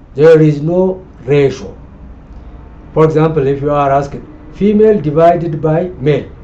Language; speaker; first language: English; non-native, local second language; Amharic